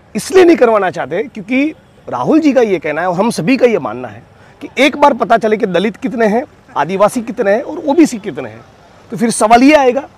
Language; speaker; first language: Hindi; non-native, local second language; Gujarati